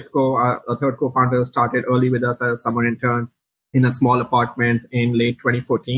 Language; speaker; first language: English; non-native, local second language; Hindi